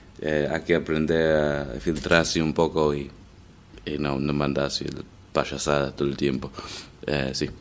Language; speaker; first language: Spanish; non-native, fluent; English